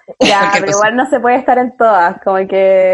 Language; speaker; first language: Spanish; native; Spanish